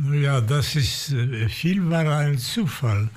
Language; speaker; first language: German; non-native, fluent; Polish